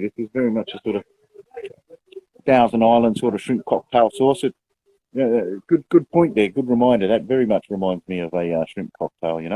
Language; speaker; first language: English; native; English